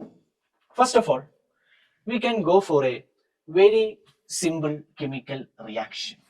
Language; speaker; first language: English; non-native, local second language; Malayalam